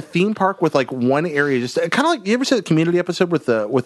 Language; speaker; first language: English; native; English